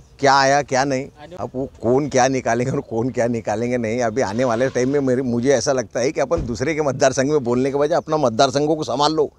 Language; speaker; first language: Hindi; non-native, local second language; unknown